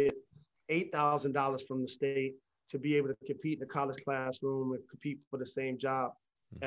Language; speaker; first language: English; native; English